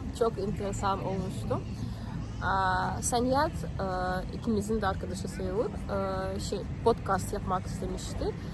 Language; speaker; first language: Turkish; non-native, fluent; Karachay-Balkar